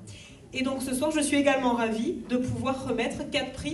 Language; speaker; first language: French; native; French